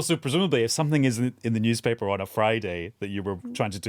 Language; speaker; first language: English; native; English